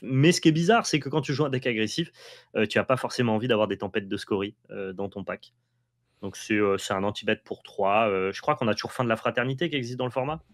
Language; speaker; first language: French; native; French